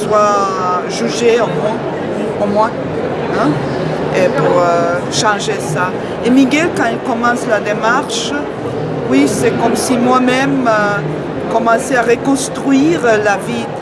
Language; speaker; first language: French; non-native, fluent; Spanish